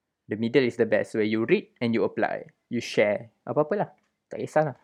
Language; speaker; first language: English; non-native, local second language; Malay